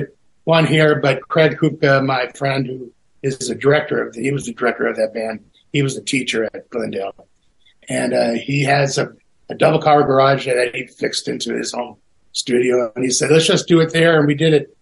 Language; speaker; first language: English; native; English